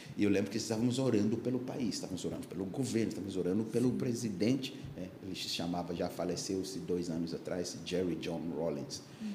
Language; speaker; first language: Portuguese; non-native, fluent; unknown